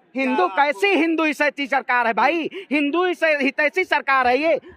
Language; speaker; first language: Hindi; native; Hindi